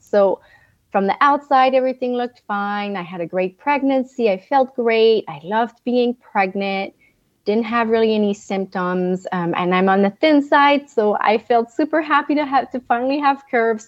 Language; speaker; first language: English; non-native, fluent; French